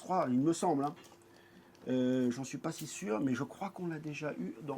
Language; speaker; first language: French; native; French